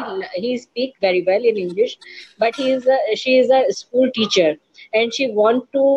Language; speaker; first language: English; non-native, learner; Urdu